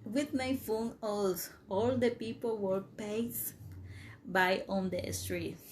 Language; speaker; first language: English; non-native, learner; Spanish